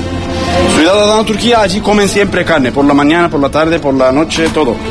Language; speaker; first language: Spanish; non-native, learner; Turkish